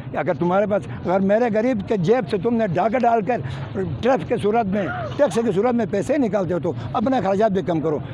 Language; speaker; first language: Urdu; non-native, local second language; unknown